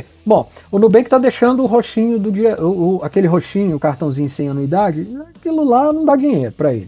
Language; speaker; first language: Portuguese; native; Portuguese